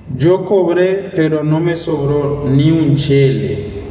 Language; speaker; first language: Spanish; non-native, learner; Haitian Creole